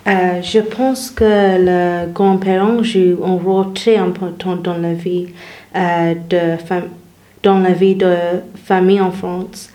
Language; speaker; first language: French; non-native, learner; English